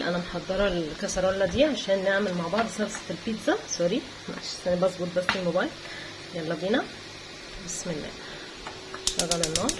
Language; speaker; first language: Arabic; native; Arabic